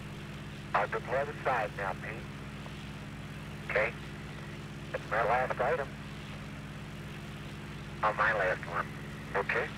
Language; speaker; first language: English; native; English